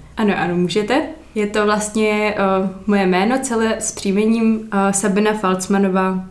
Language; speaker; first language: Czech; native; Czech